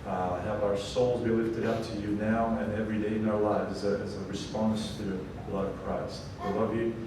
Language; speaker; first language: English; non-native, fluent; Hungarian